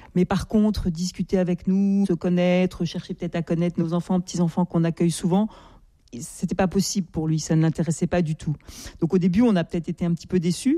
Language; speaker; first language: French; native; French